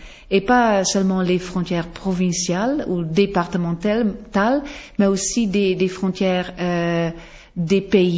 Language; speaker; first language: French; non-native, fluent; Western Frisian